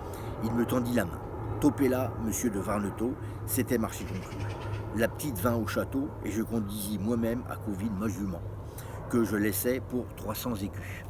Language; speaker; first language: French; native; French